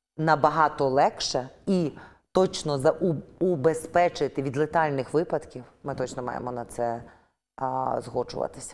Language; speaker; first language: Ukrainian; native; Ukrainian